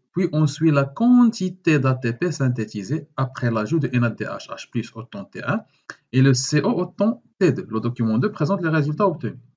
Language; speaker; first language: French; non-native, local second language; Arabic